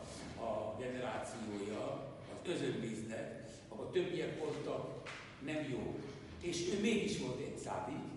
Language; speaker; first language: Hungarian; non-native, local second language; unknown